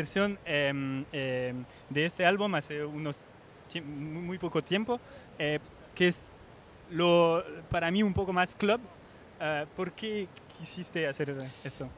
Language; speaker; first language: Spanish; non-native, fluent; French